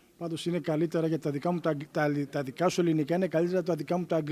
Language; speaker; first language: Greek; native; Greek